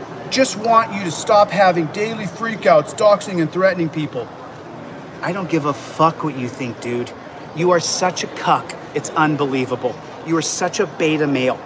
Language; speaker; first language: English; native; English